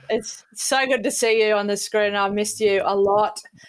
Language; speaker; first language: English; native; English